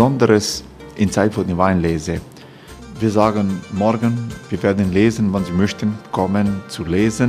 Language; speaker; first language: German; non-native, fluent; Croatian